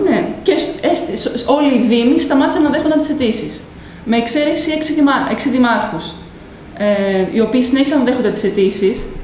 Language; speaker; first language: Greek; early bilingual, other home language; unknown